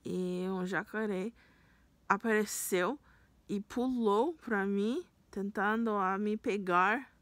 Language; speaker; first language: Portuguese; non-native, learner; English